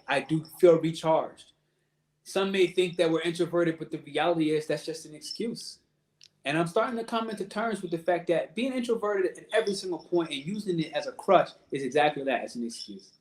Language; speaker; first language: English; native; English